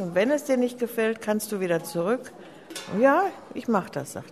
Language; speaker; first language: German; native; German